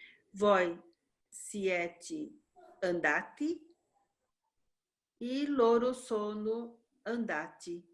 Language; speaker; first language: Italian; non-native, learner; Portuguese